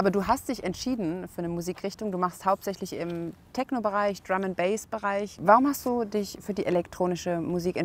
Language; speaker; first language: German; native; German